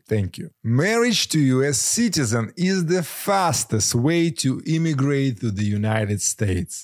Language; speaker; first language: English; non-native, fluent; Ukrainian